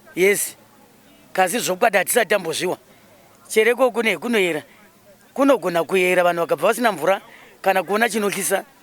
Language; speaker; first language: Shona; native; Shona